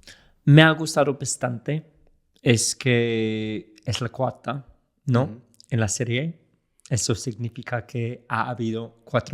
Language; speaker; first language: Spanish; non-native, fluent; English